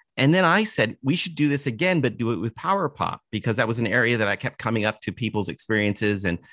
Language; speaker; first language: English; native; English